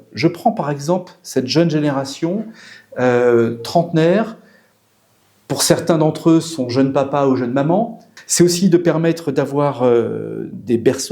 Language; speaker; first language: French; native; French